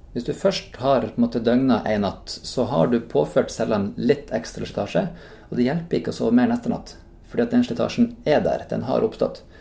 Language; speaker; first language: Norwegian; native; Norwegian